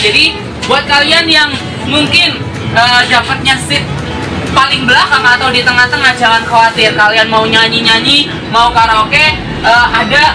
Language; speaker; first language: Indonesian; native; Indonesian